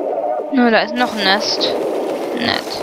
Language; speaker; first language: German; native; German